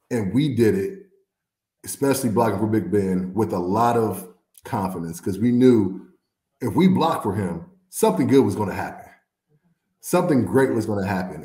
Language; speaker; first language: English; native; English